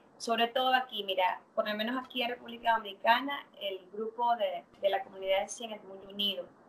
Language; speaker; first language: Spanish; native; Spanish